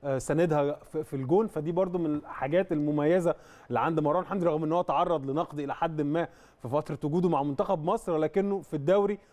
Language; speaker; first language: Arabic; native; Arabic